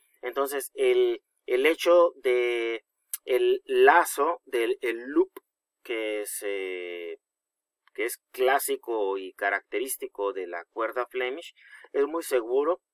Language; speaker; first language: Spanish; native; Spanish